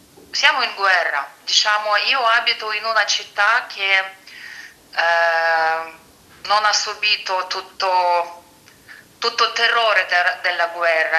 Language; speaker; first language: Italian; non-native, fluent; Ukrainian